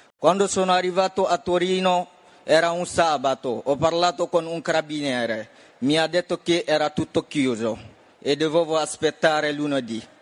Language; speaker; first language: Italian; non-native, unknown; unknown